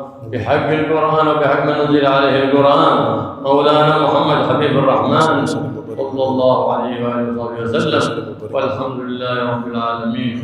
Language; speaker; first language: Arabic; native; Arabic